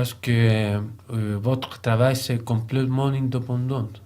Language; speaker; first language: French; non-native, learner; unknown